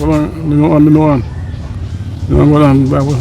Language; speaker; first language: Filipino; non-native, local second language; Cebuano